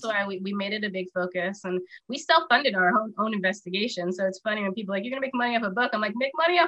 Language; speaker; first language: English; native; English